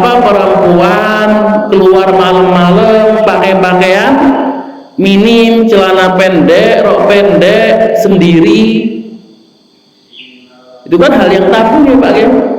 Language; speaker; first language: Indonesian; non-native, local second language; Javanese